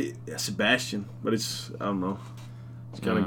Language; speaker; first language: English; non-native, fluent; Danish